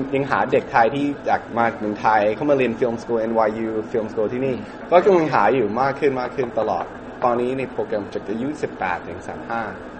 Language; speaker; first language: Thai; early bilingual, other home language; English